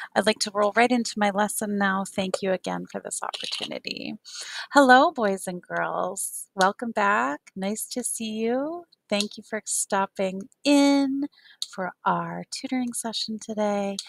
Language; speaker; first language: English; native; English